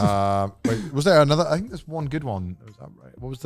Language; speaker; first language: English; native; English